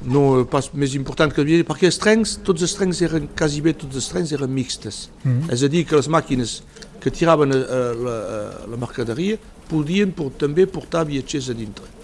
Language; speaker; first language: Catalan; early bilingual, heritage; Catalan